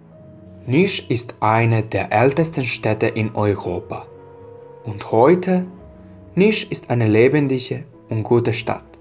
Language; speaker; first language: German; non-native, learner; Serbian